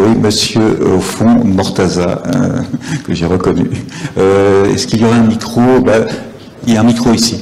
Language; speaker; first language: French; native; French